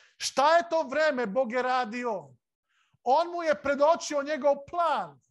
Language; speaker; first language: Serbian; non-native, local second language; Slovak